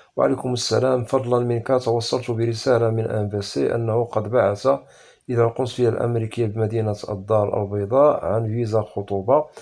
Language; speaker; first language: Arabic; native; Arabic